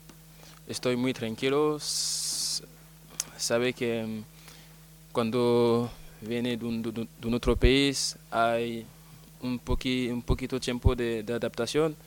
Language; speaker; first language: Spanish; non-native, learner; French